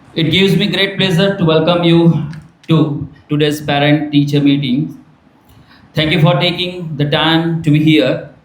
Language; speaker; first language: English; non-native, local second language; Gujarati